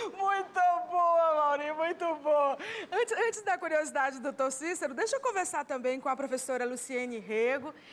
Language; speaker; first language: Portuguese; native; Portuguese